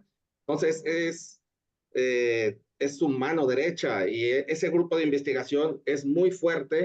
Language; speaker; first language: Spanish; native; Spanish